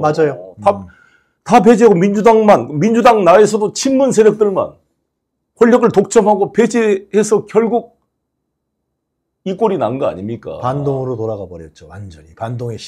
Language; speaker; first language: Korean; native; Korean